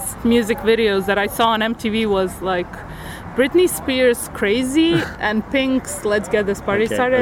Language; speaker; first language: English; non-native, fluent; Croatian